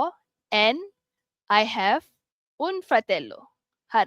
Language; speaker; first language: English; non-native, local second language; Malay